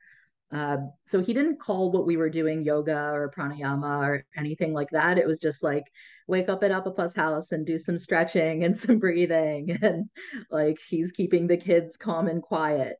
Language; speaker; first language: English; early bilingual, other home language; Tamil